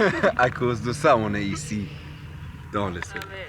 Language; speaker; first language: French; non-native, learner; Persian